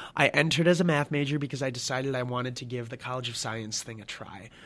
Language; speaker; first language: English; native; English